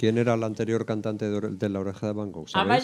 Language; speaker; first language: Spanish; native; Spanish